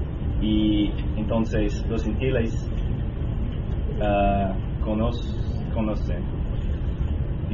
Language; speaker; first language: Spanish; non-native, learner; English